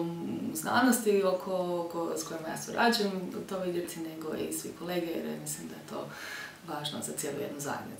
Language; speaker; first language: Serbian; early bilingual, heritage; Croatian